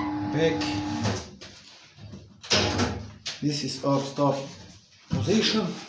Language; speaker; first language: English; non-native, learner; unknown